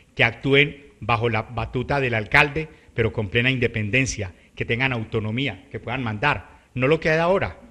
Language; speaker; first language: Spanish; native; Spanish